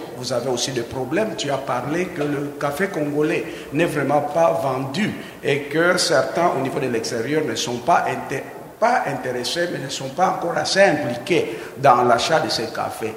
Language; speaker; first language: English; non-native, fluent; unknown